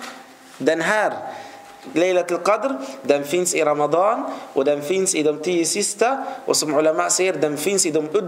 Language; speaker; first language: Swedish; non-native, fluent; Arabic